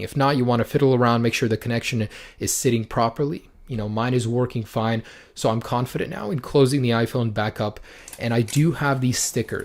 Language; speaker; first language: English; native; English